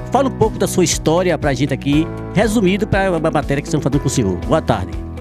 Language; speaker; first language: Portuguese; native; Portuguese